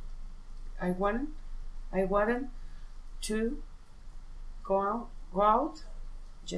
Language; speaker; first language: English; non-native, learner; Spanish